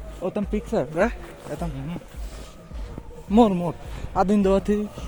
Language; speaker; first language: Russian; non-native, learner; Bangla